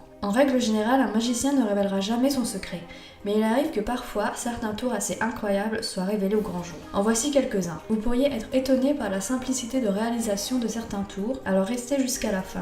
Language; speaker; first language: French; native; French